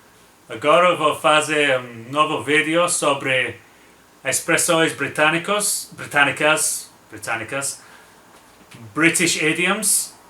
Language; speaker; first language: Portuguese; non-native, learner; English